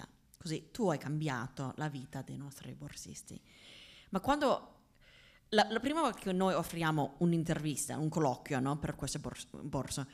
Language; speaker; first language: Italian; non-native, fluent; English